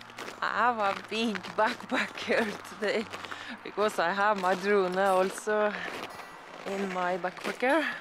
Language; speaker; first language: English; non-native, learner; Norwegian